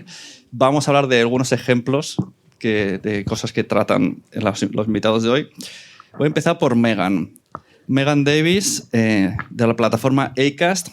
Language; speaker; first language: Spanish; native; Spanish